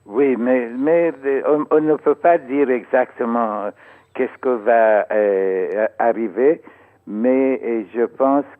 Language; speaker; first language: French; non-native, learner; Persian